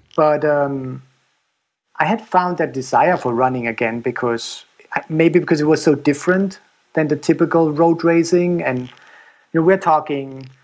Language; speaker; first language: English; non-native, fluent; German